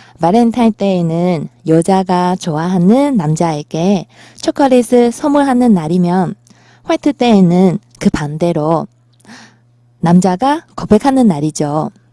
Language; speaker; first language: Korean; non-native, fluent; Chinese